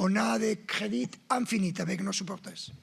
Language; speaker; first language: French; non-native, fluent; Spanish